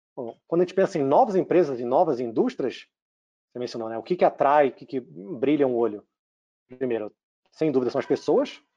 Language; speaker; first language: Portuguese; native; Portuguese